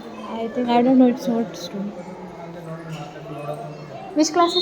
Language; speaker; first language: English; non-native, local second language; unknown